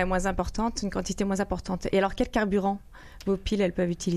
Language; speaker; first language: French; native; French